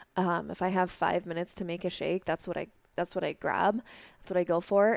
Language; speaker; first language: English; native; English